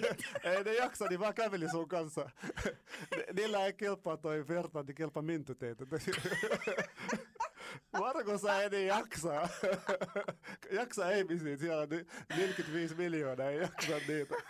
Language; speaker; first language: Finnish; non-native, fluent; Arabic